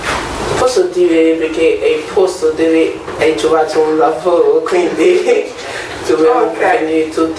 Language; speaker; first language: Italian; non-native, learner; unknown